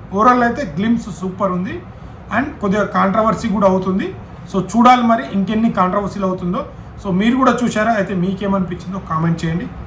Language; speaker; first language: Telugu; native; Telugu